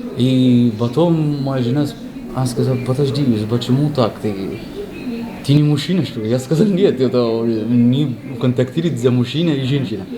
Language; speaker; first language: Russian; non-native, learner; Arabic